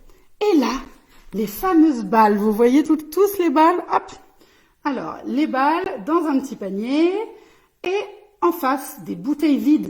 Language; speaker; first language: French; native; French